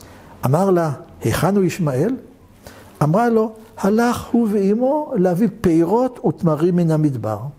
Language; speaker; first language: Hebrew; native; Hebrew